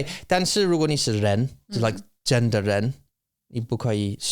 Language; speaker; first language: Chinese; non-native, learner; English